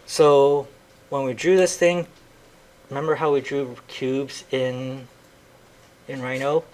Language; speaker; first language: English; native; English